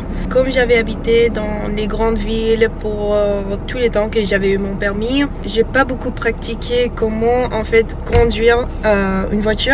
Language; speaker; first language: French; non-native, fluent; English